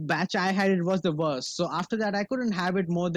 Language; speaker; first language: English; non-native, local second language; Bangla